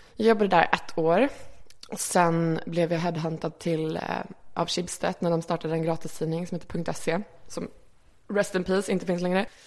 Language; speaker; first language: Swedish; early bilingual, other home language; Icelandic